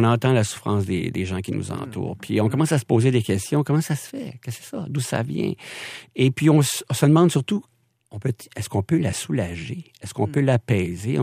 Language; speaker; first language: French; native; French